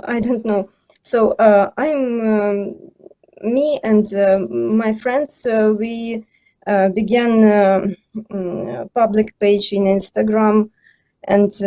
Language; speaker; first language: English; non-native, learner; Ukrainian